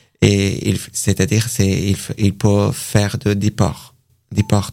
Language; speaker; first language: French; non-native, learner; Persian